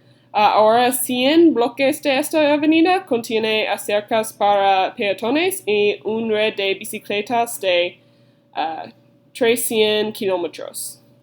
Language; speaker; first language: Spanish; non-native, learner; English